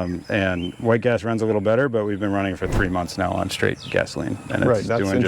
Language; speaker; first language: English; native; English